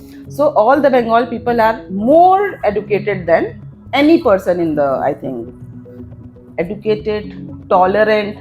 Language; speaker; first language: English; non-native, local second language; Bangla